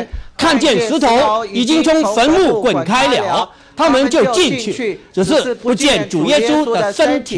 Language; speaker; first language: Chinese; native; Chinese